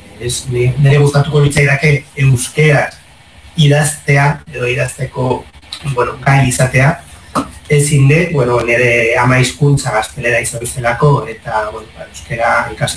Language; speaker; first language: Basque; non-native, local second language; Spanish